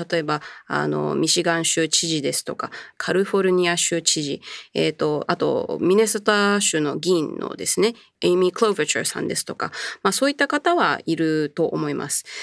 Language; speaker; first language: Japanese; early bilingual, heritage; Japanese